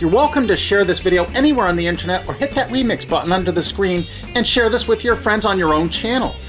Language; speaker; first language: English; native; English